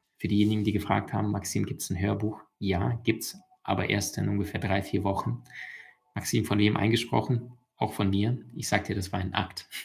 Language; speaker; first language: German; early bilingual, other home language; Russian